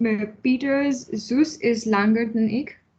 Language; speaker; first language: Dutch; non-native, learner; English